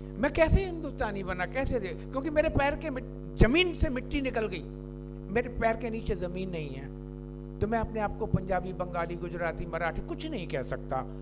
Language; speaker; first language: Hindi; non-native, local second language; Punjabi